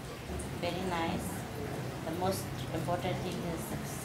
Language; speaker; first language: English; non-native, learner; Persian